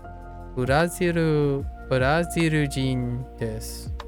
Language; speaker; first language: Japanese; non-native, learner; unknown